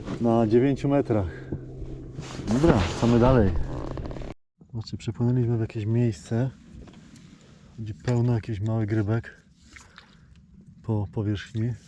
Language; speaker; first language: Polish; native; Polish